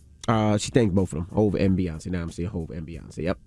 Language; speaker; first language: English; native; English